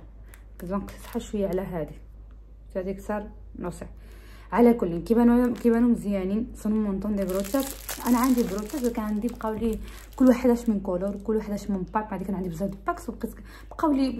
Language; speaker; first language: Arabic; early bilingual, heritage; Arabic